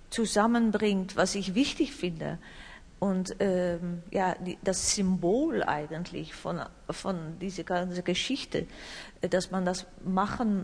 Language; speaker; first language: German; non-native, learner; Dutch